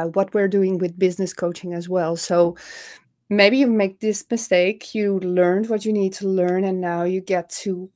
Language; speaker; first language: English; non-native, fluent; Dutch